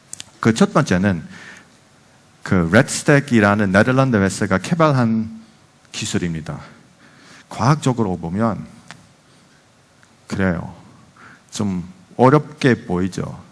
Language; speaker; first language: Korean; non-native, fluent; Dutch